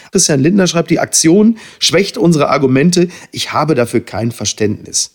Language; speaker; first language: German; native; German